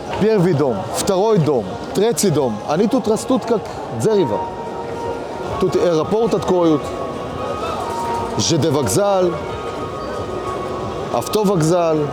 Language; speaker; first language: Russian; early bilingual, heritage; Hebrew